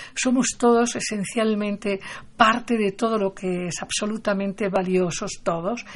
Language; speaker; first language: Spanish; native; Spanish